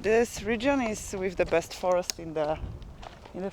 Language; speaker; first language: English; non-native, learner; Polish